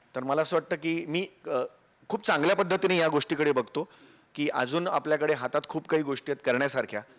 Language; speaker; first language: Marathi; native; Marathi